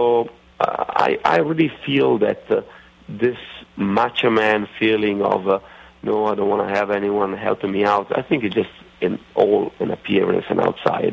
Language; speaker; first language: English; non-native, fluent; Italian